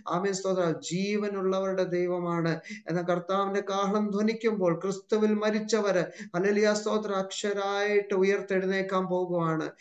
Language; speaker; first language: Malayalam; early bilingual, heritage; Malayalam